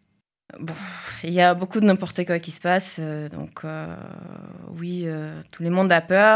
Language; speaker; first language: French; non-native, fluent; Russian